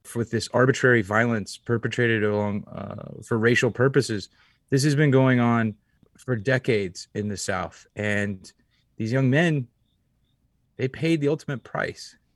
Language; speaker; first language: English; native; English